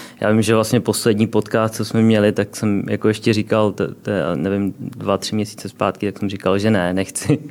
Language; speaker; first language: Czech; early bilingual, other home language; Vietnamese